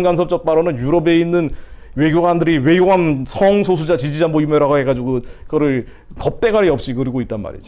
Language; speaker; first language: Korean; native; Korean